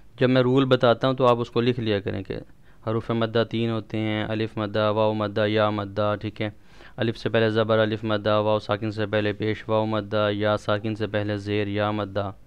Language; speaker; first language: Urdu; non-native, local second language; Punjabi